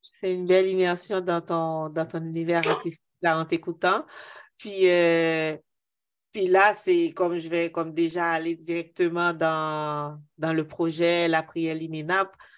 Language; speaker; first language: French; native; French